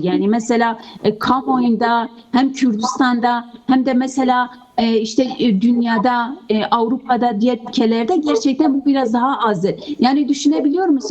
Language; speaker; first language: Turkish; non-native, fluent; Kurdish